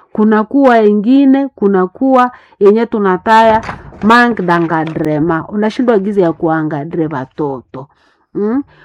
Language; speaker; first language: Swahili; non-native, local second language; Nande